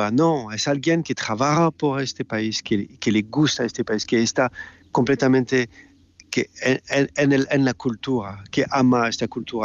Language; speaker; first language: Spanish; non-native, fluent; French